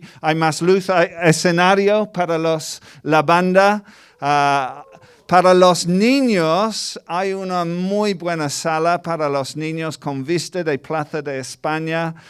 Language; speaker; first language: Spanish; non-native, fluent; English